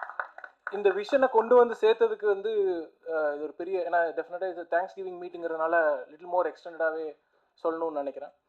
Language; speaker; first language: Tamil; native; Tamil